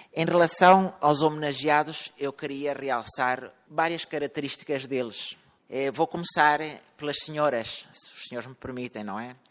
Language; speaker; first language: Portuguese; early bilingual, heritage; Portuguese